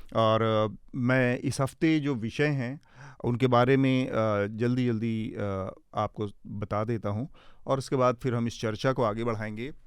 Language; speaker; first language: Hindi; native; Hindi